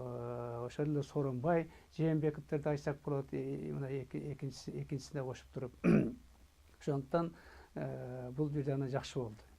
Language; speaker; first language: Kyrgyz; native; Kyrgyz